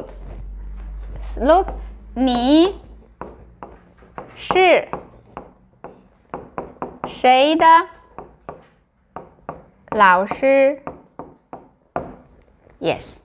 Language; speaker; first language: Chinese; non-native, learner; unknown